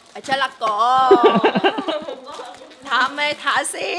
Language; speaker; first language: Korean; non-native, learner; Vietnamese